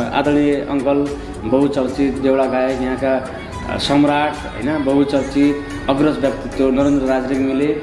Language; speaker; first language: Nepali; native; Nepali